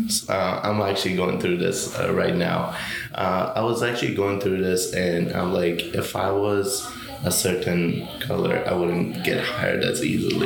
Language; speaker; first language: English; non-native, fluent; Persian